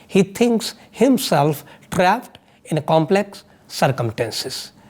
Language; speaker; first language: English; non-native, local second language; Gujarati